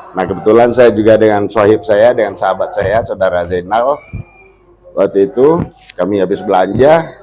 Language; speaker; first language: Indonesian; non-native, local second language; Minangkabau